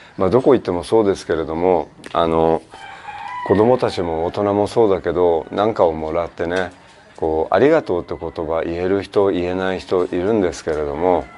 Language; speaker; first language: Japanese; native; Japanese